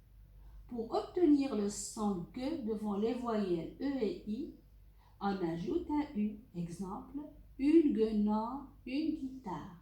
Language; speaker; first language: French; non-native, local second language; Arabic